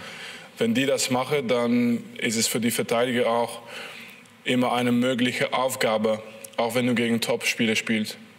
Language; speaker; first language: German; non-native, fluent; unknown